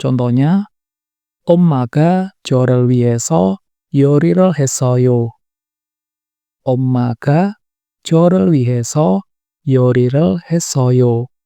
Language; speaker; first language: Korean; non-native, fluent; Indonesian